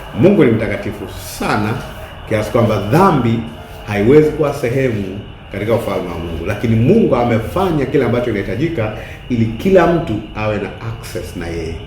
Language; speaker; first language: Swahili; native; Swahili